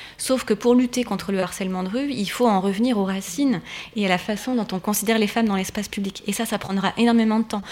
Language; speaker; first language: French; native; French